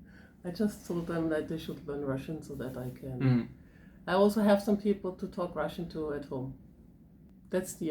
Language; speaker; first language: English; non-native, fluent; German